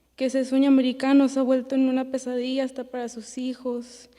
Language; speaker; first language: Spanish; early bilingual, other home language; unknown